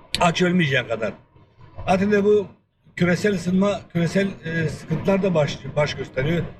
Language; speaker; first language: Turkish; native; Turkish